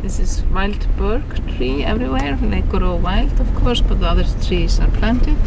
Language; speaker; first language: English; non-native, fluent; Icelandic